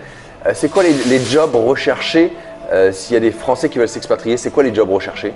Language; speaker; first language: French; native; French